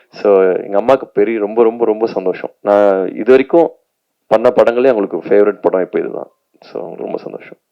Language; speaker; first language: Tamil; native; Tamil